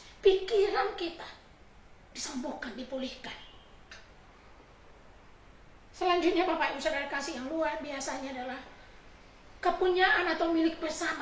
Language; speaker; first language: Indonesian; native; Indonesian